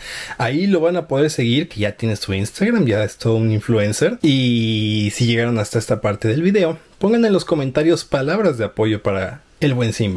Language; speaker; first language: Spanish; native; Spanish